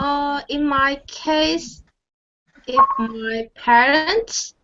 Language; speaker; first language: English; non-native, learner; Korean